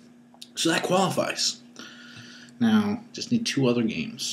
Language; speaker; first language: English; native; English